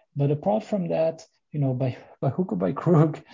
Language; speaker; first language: English; non-native, fluent; French